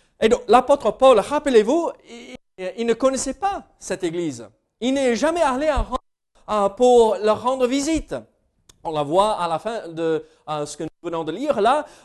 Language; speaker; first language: French; non-native, fluent; English